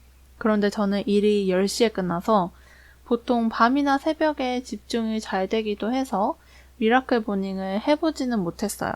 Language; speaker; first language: Korean; native; Korean